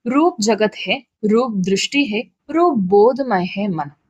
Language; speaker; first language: Hindi; non-native, local second language; Malayalam